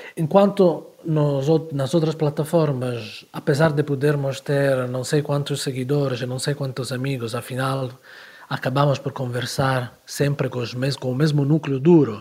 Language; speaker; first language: Portuguese; non-native, fluent; Italian